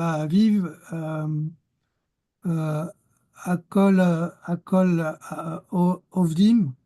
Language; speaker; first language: Hebrew; non-native, learner; French